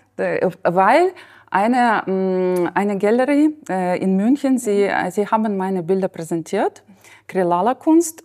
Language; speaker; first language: German; non-native, fluent; Ukrainian